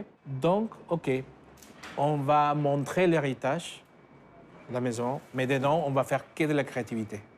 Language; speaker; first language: French; non-native, fluent; Spanish